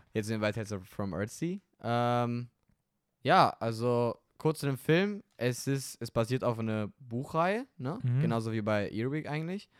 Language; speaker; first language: German; non-native, fluent; Romanian